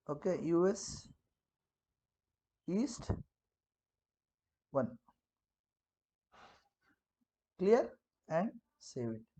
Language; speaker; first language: English; non-native, local second language; Kannada